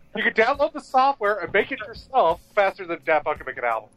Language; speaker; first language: English; native; English